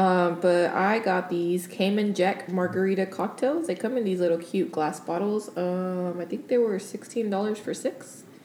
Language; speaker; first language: English; early bilingual, other home language; Spanish